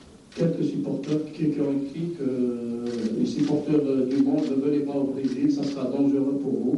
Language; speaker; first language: French; non-native, local second language; Arabic